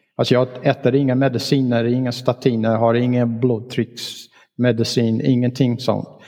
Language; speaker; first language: Swedish; non-native, fluent; English